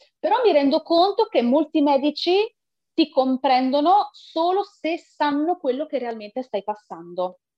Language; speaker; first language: Italian; native; Italian